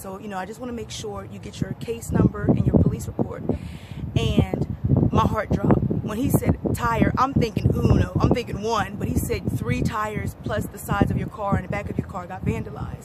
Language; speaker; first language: English; native; English